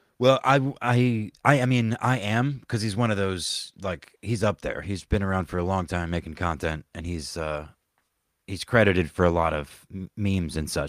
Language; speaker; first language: English; native; English